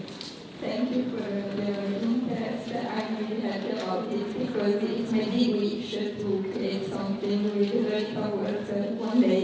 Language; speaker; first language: English; non-native, learner; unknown